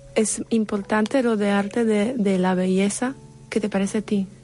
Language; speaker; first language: Spanish; non-native, fluent; Polish